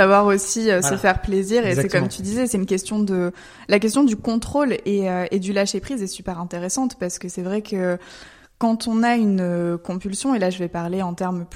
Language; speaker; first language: French; native; French